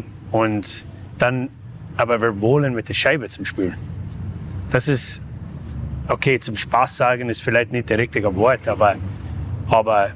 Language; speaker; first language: German; non-native, learner; English